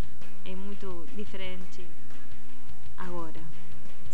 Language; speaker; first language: Portuguese; non-native, learner; Spanish